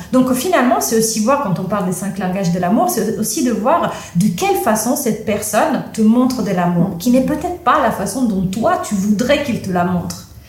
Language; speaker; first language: French; non-native, fluent; Italian